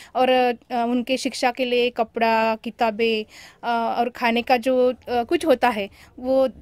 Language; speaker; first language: Hindi; non-native, local second language; Marathi